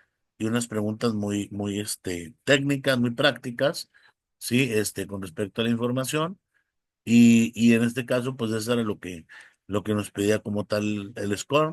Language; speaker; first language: Spanish; native; Spanish